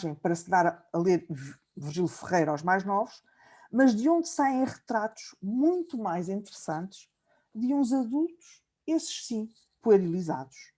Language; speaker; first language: Portuguese; native; Portuguese